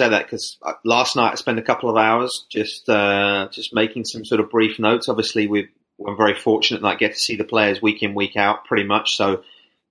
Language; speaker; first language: English; native; English